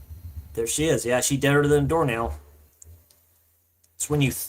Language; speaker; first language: English; native; English